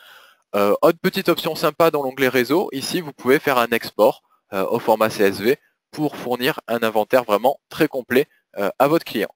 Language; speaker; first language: French; native; French